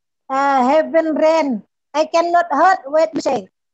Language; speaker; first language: English; non-native, learner; Indonesian